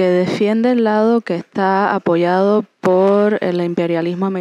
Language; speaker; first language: Spanish; non-native, fluent; English